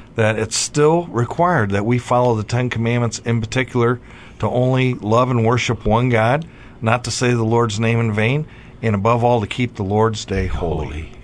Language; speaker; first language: English; native; English